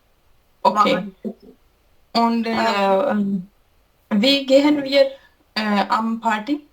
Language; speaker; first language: German; non-native, learner; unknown